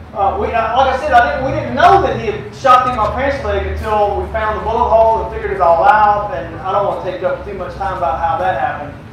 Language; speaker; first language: English; native; English